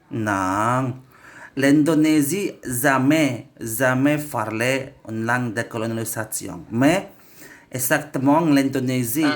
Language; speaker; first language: French; non-native, learner; Indonesian